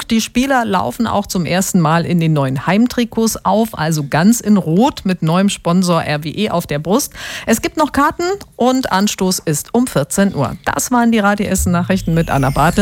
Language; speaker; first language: German; native; German